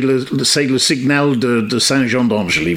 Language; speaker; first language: French; non-native, fluent; English